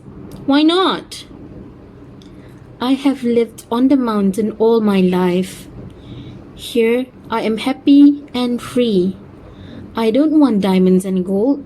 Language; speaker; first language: English; non-native, local second language; Malay